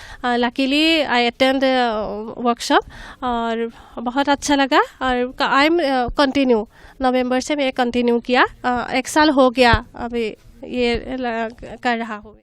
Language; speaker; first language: Hindi; non-native, local second language; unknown